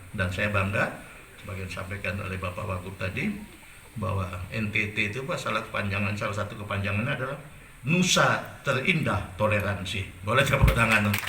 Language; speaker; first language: Indonesian; non-native, local second language; Achinese